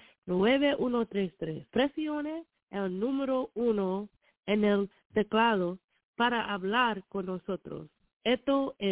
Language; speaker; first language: Spanish; non-native, learner; English